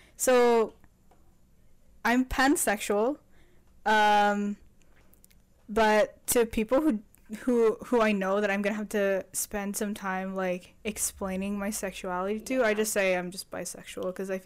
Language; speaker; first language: English; non-native, local second language; Filipino